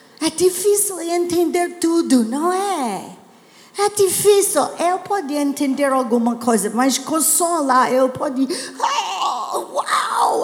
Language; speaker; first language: Portuguese; non-native, learner; English